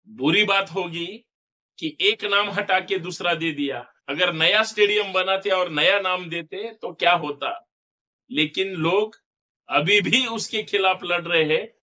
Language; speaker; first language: Hindi; non-native, local second language; Marathi